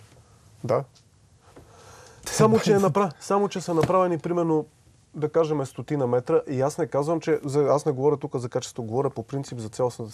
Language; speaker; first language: Bulgarian; native; Bulgarian